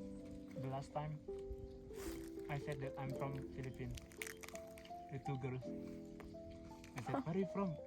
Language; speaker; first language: English; non-native, fluent; Indonesian